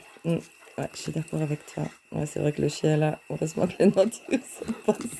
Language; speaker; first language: French; native; French